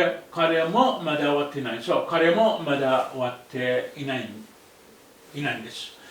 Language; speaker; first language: Japanese; non-native, fluent; Arabic